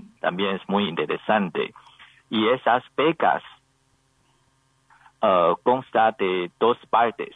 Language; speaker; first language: Spanish; non-native, learner; Chinese